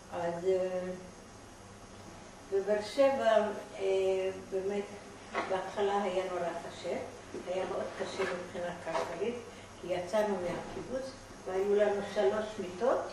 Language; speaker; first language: Hebrew; non-native, fluent; German